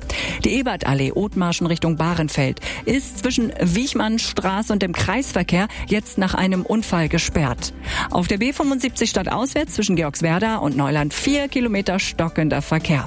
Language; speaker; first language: German; native; German